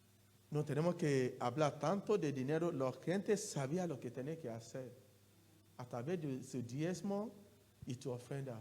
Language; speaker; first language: Spanish; non-native, learner; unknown